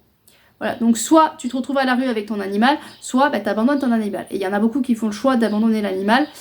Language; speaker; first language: French; native; French